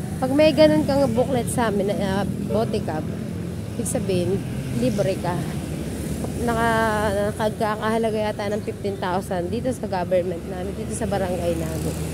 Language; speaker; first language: Filipino; non-native, local second language; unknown